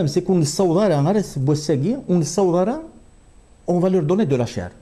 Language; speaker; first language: French; non-native, local second language; Kabyle